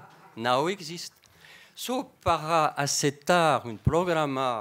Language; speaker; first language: Portuguese; non-native, fluent; French